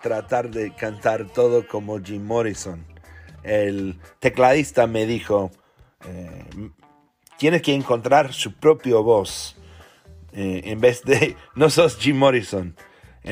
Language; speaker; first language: Spanish; non-native, fluent; English